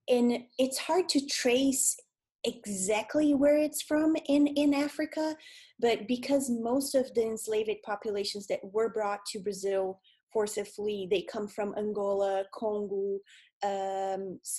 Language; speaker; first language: English; non-native, fluent; Portuguese